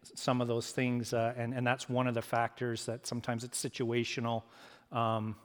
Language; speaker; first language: English; native; English